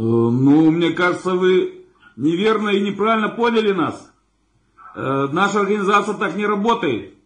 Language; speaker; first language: Russian; native; Russian